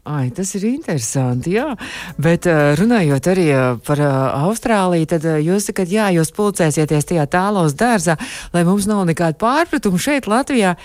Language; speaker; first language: Latvian; native; Latvian